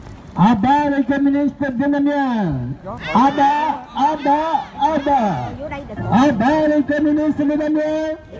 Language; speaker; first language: French; non-native, fluent; Vietnamese